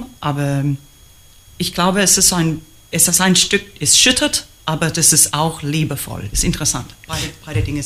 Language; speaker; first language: German; non-native, fluent; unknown